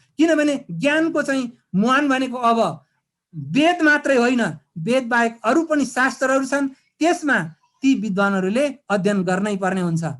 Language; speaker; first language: Nepali; non-native, local second language; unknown